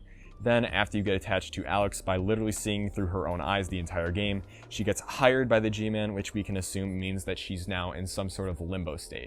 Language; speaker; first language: English; native; English